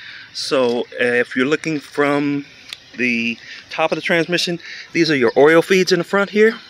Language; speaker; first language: English; native; English